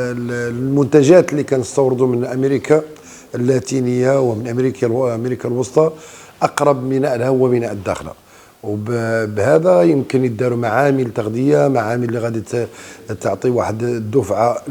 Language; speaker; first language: Arabic; native; Arabic